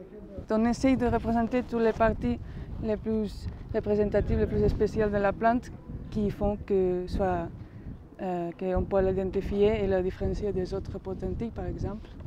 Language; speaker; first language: French; non-native, fluent; Spanish